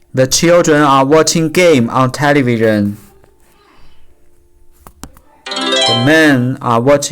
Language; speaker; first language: English; non-native, learner; Chinese